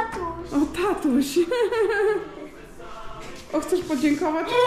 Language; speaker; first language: Polish; native; Polish